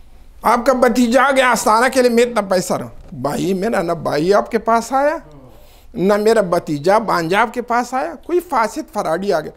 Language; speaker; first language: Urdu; non-native, local second language; Pashto